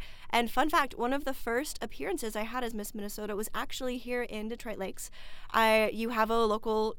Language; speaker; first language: English; native; English